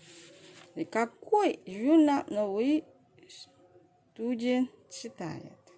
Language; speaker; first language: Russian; non-native, fluent; Indonesian